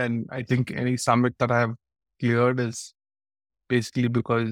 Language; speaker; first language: English; non-native, local second language; Telugu